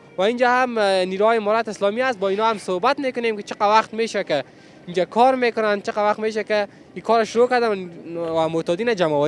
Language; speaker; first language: Persian; native; Persian